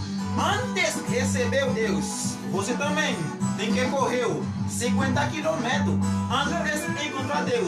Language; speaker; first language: Portuguese; non-native, learner; Haitian Creole